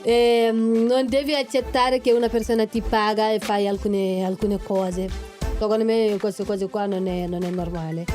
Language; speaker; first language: Italian; non-native, fluent; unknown